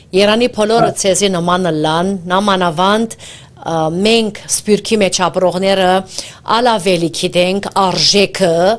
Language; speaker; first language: Armenian; early bilingual, heritage; Armenian